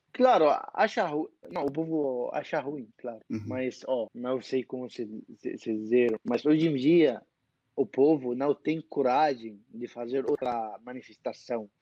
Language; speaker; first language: Portuguese; non-native, fluent; Arabic